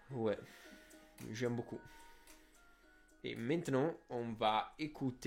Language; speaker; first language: French; non-native, fluent; Italian